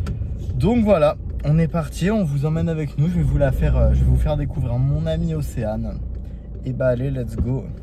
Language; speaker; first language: French; native; French